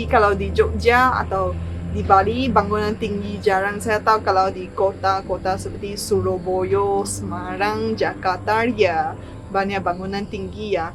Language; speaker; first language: Indonesian; non-native, fluent; Chinese